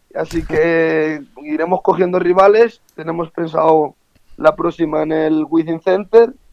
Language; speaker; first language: Spanish; native; Spanish